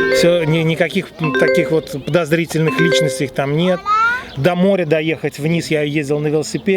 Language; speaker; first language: Russian; native; Russian